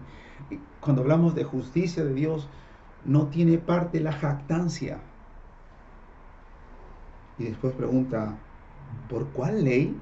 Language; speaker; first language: Spanish; native; Spanish